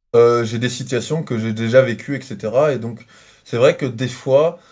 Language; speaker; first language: French; native; French